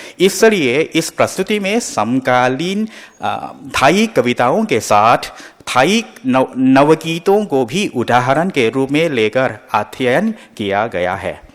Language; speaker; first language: Hindi; non-native, fluent; Thai